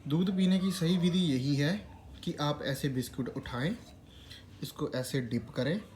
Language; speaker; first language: Hindi; non-native, local second language; Punjabi